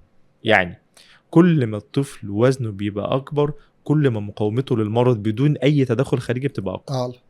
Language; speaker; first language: Arabic; native; Arabic